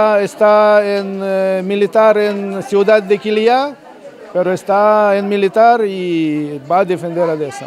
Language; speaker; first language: Spanish; non-native, learner; Ukrainian